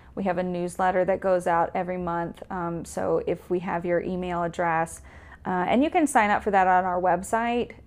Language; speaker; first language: English; native; English